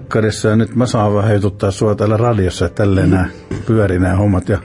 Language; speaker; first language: Finnish; native; Finnish